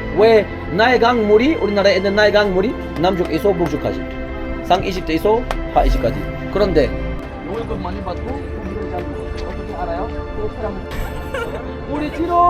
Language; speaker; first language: Korean; non-native, learner; Arabic